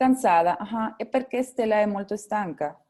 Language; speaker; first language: Italian; non-native, fluent; Spanish